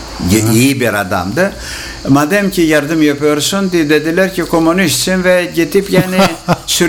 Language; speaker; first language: Turkish; non-native, local second language; Greek